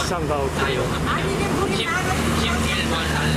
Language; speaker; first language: Korean; native; Korean